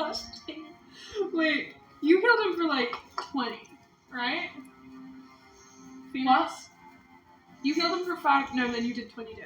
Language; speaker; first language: English; native; English